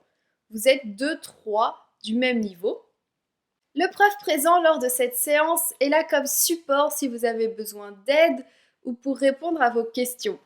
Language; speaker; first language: French; native; French